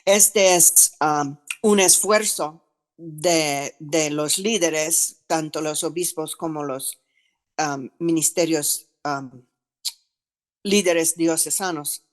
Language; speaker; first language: Spanish; non-native, fluent; English